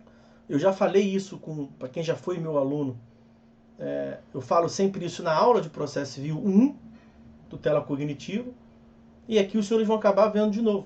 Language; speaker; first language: Portuguese; native; Portuguese